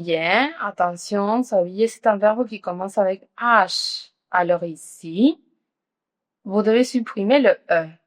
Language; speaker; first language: French; non-native, fluent; Spanish